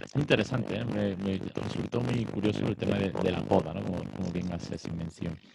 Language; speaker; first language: Spanish; native; Spanish